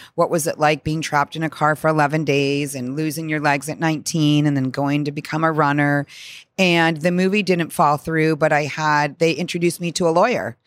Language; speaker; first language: English; native; English